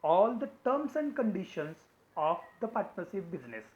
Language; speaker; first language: English; non-native, local second language; Marathi